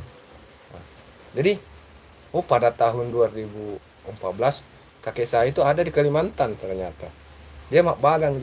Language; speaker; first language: Indonesian; native; Indonesian